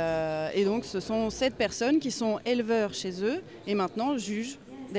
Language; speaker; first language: French; native; French